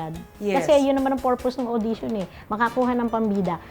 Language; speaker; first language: Filipino; native; Filipino